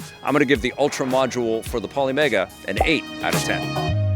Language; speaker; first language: English; native; English